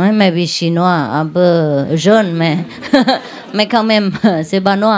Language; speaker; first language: French; non-native, learner; Vietnamese